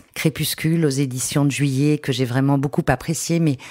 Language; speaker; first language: French; native; French